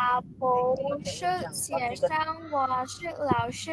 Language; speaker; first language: Chinese; non-native, learner; Khmer